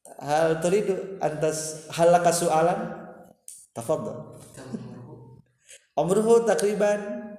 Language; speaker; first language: Arabic; non-native, learner; Indonesian